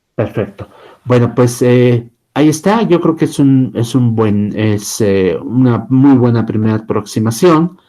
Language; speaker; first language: Spanish; native; Spanish